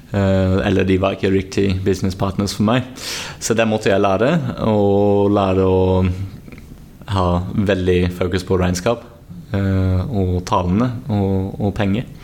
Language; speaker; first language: Norwegian; non-native, fluent; English